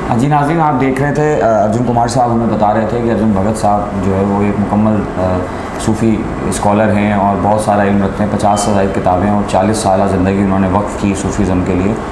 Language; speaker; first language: Urdu; native; Urdu